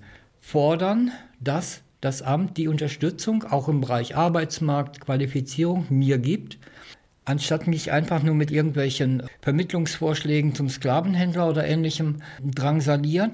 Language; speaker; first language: German; native; German